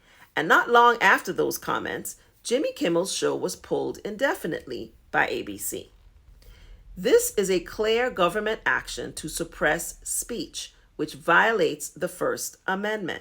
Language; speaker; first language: English; native; English